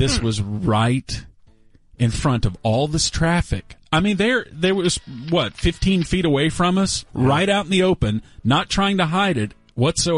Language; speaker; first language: English; native; English